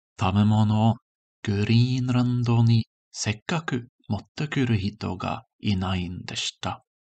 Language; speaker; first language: Japanese; non-native, learner; English